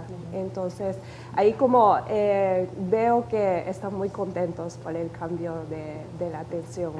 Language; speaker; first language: Spanish; non-native, fluent; Japanese